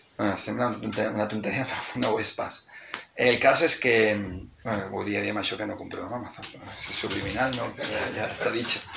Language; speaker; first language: Catalan; non-native, local second language; Spanish